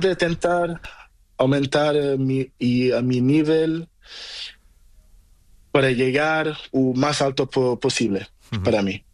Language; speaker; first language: Spanish; non-native, learner; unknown